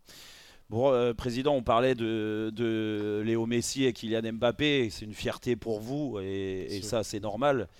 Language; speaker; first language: French; native; French